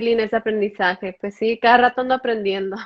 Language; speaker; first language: Spanish; early bilingual, heritage; Spanish